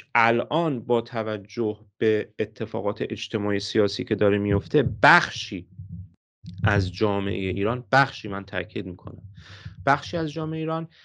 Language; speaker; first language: Persian; native; Persian